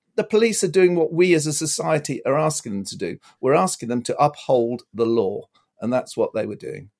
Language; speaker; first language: English; native; English